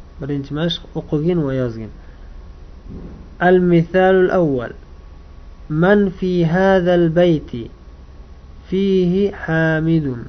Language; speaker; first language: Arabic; non-native, fluent; Uzbek